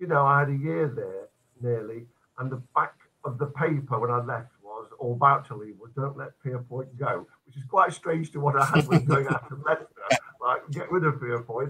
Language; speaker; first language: English; native; English